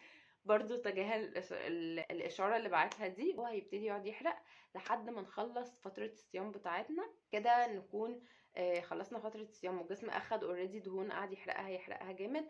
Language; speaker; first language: Arabic; native; Arabic